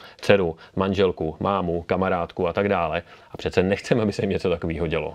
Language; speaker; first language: Czech; native; Czech